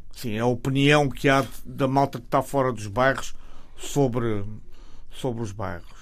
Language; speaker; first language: Portuguese; native; Portuguese